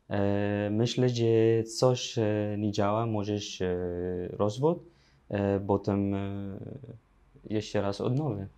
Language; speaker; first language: Polish; non-native, learner; Arabic